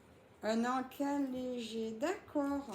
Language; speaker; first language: French; native; French